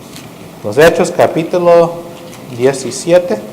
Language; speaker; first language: Spanish; non-native, learner; English